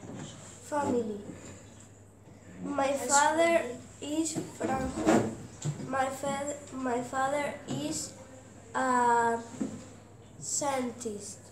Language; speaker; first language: English; non-native, learner; Spanish